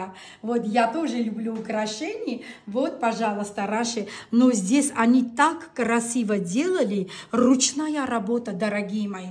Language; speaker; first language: Russian; non-native, local second language; Armenian